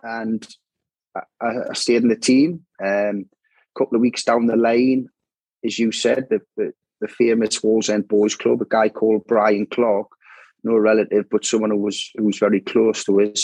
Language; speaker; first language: English; native; English